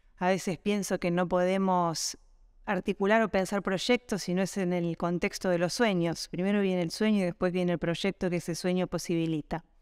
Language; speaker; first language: Spanish; native; Spanish